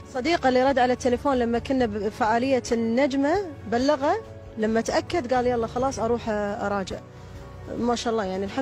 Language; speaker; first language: Arabic; native; Arabic